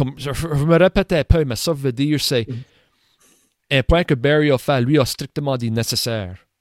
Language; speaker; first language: French; native; French